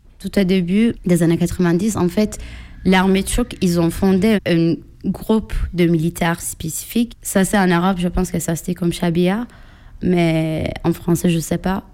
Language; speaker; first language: French; non-native, fluent; Turkish